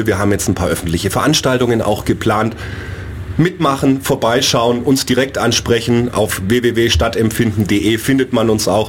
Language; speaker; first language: German; native; German